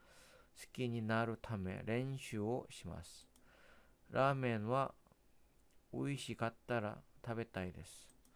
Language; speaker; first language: Japanese; non-native, learner; Korean